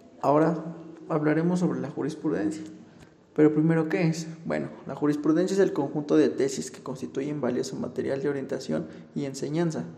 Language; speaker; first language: Spanish; native; Spanish